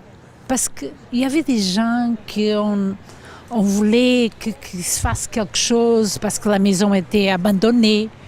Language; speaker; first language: French; non-native, fluent; Portuguese